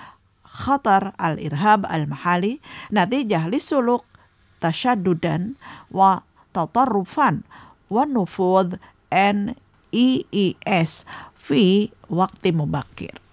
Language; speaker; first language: Arabic; non-native, fluent; Indonesian